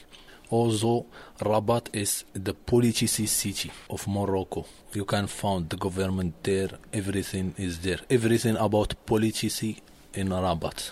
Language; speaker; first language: English; non-native, learner; Arabic